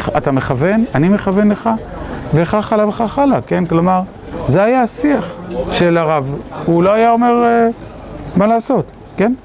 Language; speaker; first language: Hebrew; native; Hebrew